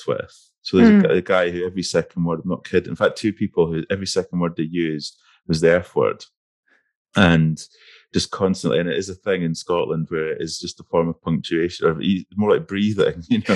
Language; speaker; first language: English; native; English